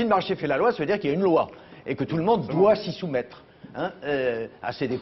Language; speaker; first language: French; native; French